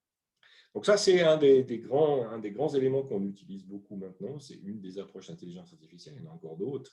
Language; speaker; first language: French; native; French